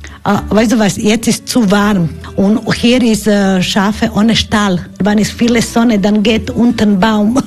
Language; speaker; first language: German; non-native, learner; Croatian